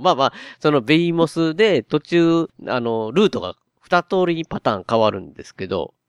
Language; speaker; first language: Japanese; native; Japanese